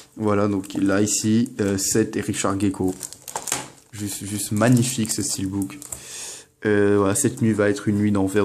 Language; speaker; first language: French; native; French